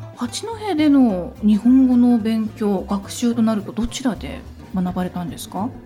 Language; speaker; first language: Japanese; native; Japanese